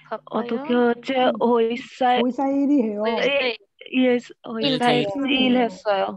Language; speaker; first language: Korean; non-native, learner; Bangla